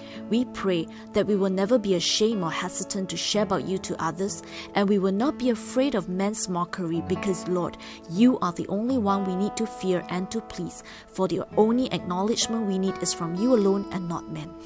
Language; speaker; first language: English; non-native, local second language; Chinese